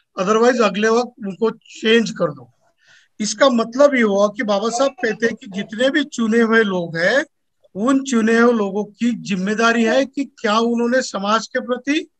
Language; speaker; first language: Hindi; non-native, local second language; Marathi